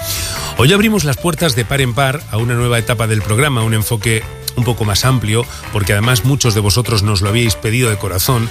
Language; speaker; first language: Spanish; native; Spanish